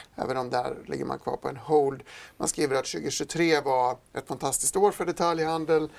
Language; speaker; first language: Swedish; native; Swedish